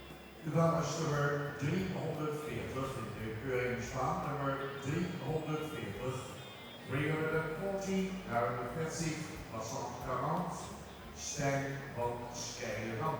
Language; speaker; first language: Dutch; native; Dutch